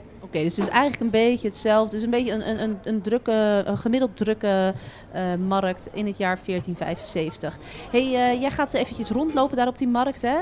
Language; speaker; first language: Dutch; native; Dutch